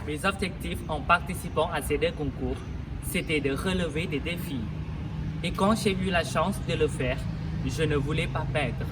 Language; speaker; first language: French; non-native, fluent; Thai